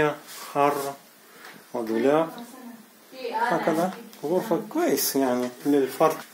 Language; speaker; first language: Arabic; non-native, learner; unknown